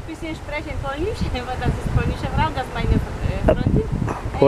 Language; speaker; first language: German; non-native, learner; Polish